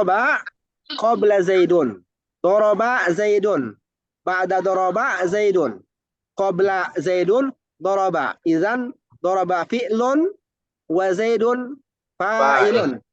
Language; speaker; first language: Arabic; non-native, fluent; Indonesian